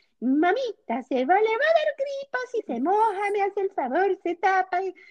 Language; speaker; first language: Spanish; native; Spanish